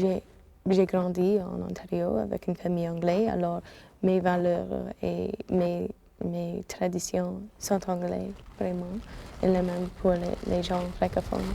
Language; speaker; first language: French; non-native, fluent; English